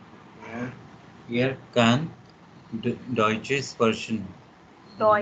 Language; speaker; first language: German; non-native, learner; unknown